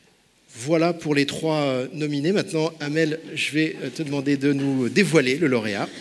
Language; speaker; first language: French; native; French